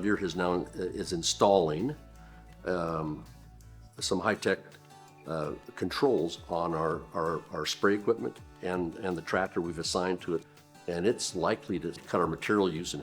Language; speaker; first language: English; native; English